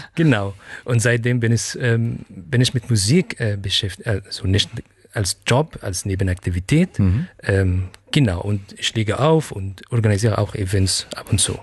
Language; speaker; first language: German; non-native, fluent; Arabic